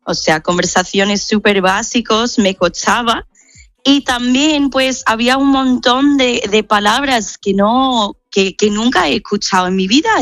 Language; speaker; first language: Spanish; non-native, fluent; English